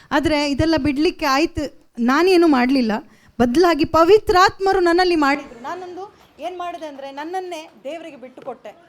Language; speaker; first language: Kannada; non-native, local second language; Konkani